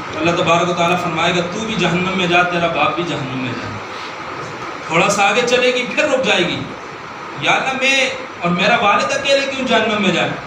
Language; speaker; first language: Urdu; non-native, local second language; Northern Hindko